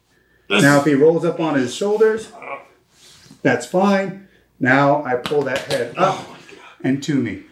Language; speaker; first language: English; native; English